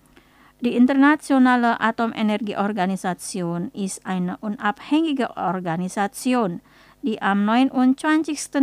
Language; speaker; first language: German; non-native, fluent; Indonesian